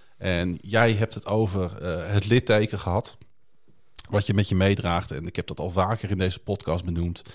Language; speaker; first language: Dutch; native; Dutch